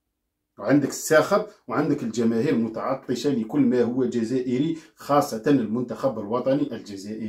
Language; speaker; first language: Arabic; native; Arabic